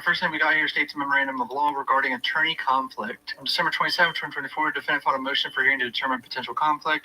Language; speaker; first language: English; native; English